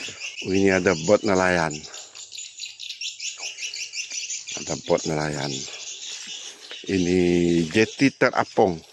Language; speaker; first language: Malay; native; Malay